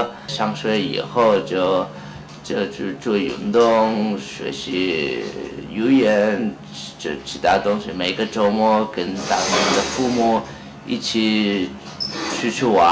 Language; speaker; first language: Chinese; non-native, fluent; Spanish